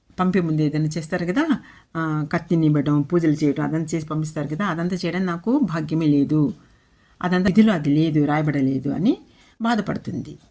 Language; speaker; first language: Telugu; non-native, local second language; Urdu